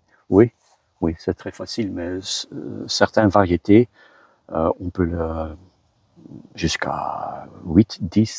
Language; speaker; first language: French; non-native, local second language; Dutch